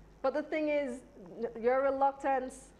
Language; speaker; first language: English; native; English